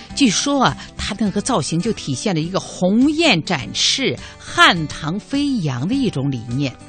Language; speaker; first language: Chinese; native; Chinese